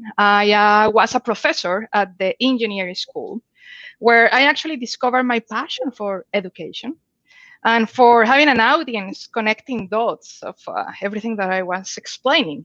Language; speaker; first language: English; non-native, fluent; Spanish